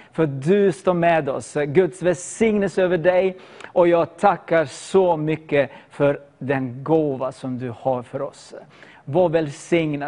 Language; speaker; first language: Swedish; non-native, fluent; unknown